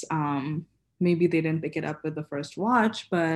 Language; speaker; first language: English; non-native, local second language; Bangla